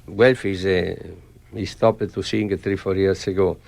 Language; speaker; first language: English; non-native, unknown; Italian